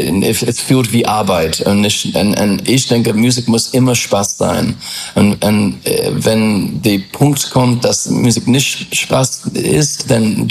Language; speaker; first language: German; non-native, fluent; English